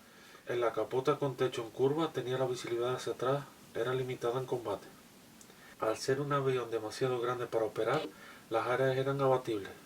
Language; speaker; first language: Spanish; native; Spanish